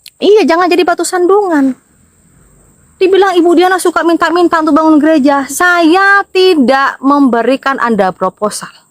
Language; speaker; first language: Indonesian; non-native, local second language; Madurese